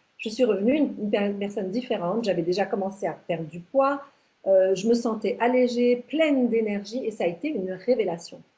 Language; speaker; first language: French; early bilingual, other home language; English